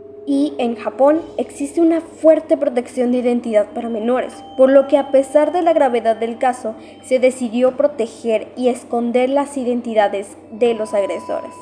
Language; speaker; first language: Spanish; native; Spanish